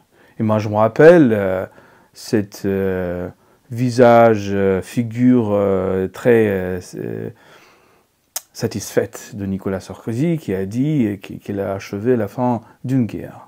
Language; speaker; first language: French; non-native, fluent; Ukrainian